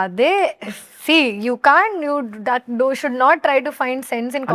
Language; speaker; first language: Telugu; non-native, learner; Hindi